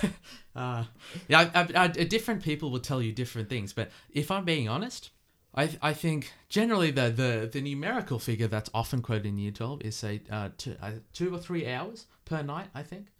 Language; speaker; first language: English; native; English